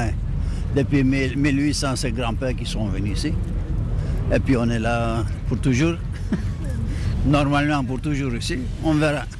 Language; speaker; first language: French; non-native, fluent; Greek